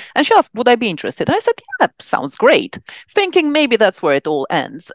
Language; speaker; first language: English; non-native, fluent; Romanian